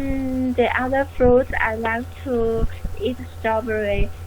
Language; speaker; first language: English; non-native, learner; Chinese